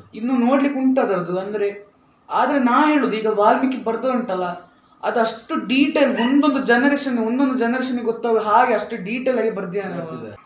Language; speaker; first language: Kannada; native; Kannada